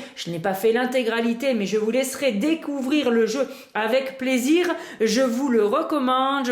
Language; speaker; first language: French; native; French